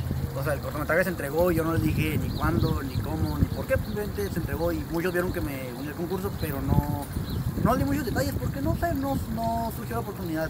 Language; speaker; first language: Spanish; native; Spanish